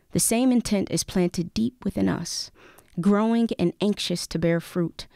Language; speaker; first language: English; native; English